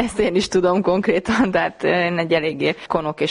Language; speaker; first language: Hungarian; native; Hungarian